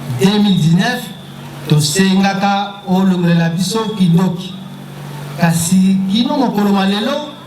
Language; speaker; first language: Lingala; non-native, local second language; Kongo